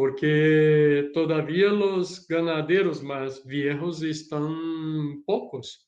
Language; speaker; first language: Spanish; non-native, learner; Portuguese